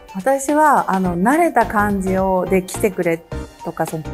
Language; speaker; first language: Japanese; native; Japanese